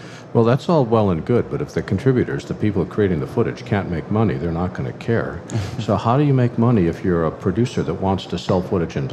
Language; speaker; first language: English; native; English